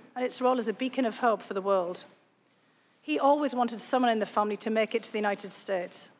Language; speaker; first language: English; native; English